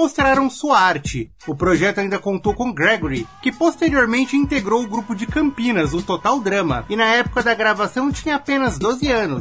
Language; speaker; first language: Portuguese; native; Portuguese